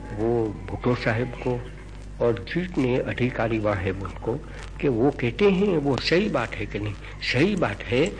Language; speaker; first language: Hindi; non-native, local second language; Gujarati